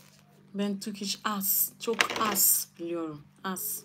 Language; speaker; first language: Turkish; non-native, learner; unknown